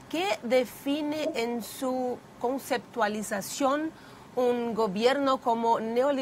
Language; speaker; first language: Spanish; non-native, fluent; Portuguese